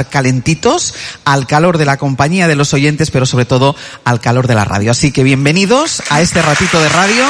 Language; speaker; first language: Spanish; native; Spanish